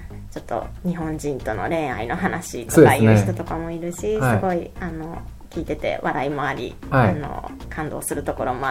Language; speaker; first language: Japanese; native; Japanese